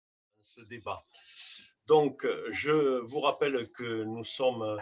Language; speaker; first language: French; native; French